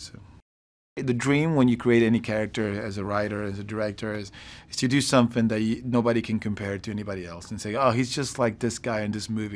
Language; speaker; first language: English; non-native, fluent; Spanish